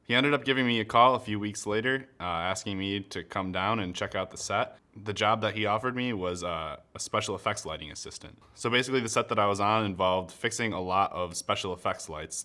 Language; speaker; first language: English; native; English